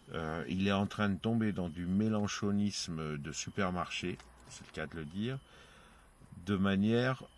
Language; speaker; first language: French; native; French